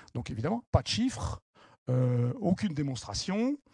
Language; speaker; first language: French; native; French